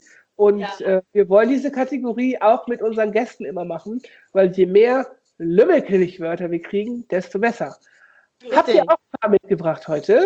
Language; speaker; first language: German; native; German